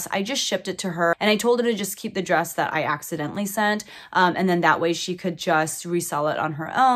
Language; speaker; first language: English; native; English